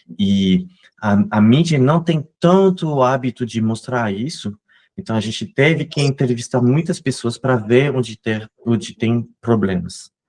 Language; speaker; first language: Portuguese; non-native, fluent; French